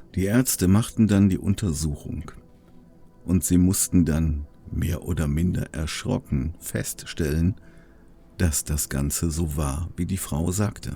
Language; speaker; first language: German; native; German